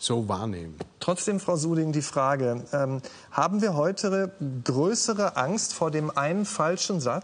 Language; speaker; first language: German; native; German